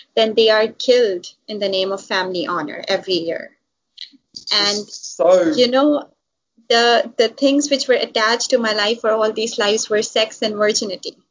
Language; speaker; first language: English; non-native, local second language; Urdu